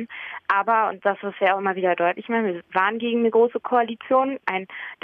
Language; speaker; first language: German; native; German